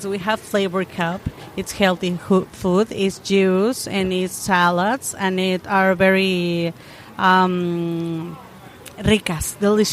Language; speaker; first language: English; non-native, learner; Spanish